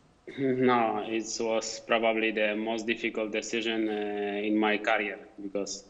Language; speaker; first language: English; non-native, fluent; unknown